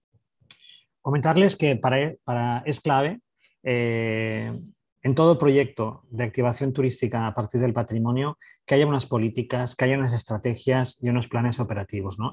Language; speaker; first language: Spanish; native; Spanish